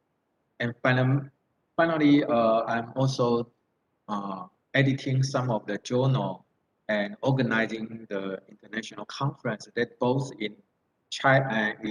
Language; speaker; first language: English; non-native, fluent; Thai